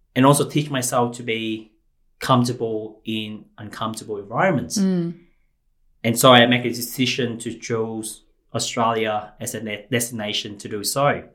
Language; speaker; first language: English; non-native, fluent; Vietnamese